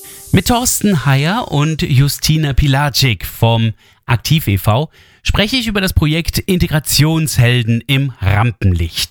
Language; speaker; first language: German; native; German